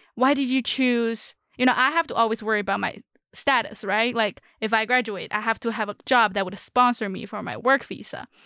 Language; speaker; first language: English; non-native, fluent; Chinese